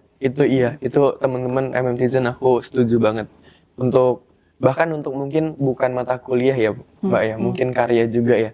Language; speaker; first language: Indonesian; native; Indonesian